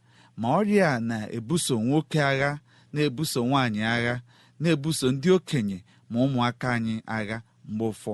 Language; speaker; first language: Igbo; native; Igbo